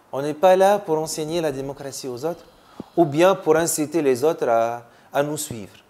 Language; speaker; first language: French; non-native, local second language; Arabic